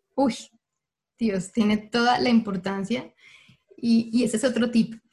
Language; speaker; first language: Spanish; native; Spanish